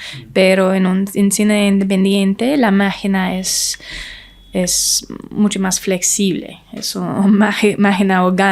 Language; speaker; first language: Spanish; non-native, learner; English